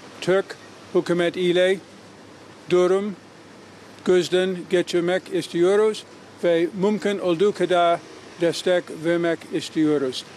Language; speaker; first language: Turkish; non-native, learner; English